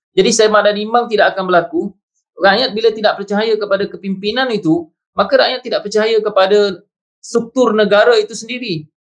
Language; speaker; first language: Malay; native; Malay